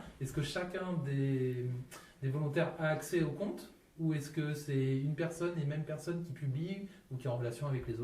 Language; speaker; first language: French; native; French